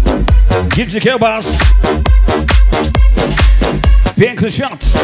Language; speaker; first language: Polish; native; Polish